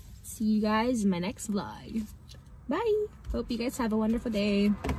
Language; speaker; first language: English; early bilingual, other home language; Spanish